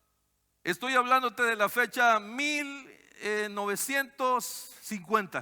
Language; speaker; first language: Spanish; native; Spanish